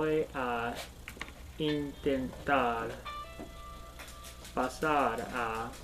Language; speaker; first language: Spanish; non-native, learner; English